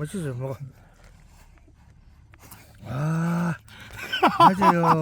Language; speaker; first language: Korean; non-native, learner; Mongolian